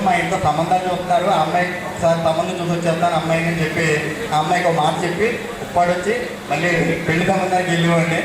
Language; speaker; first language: Telugu; native; Telugu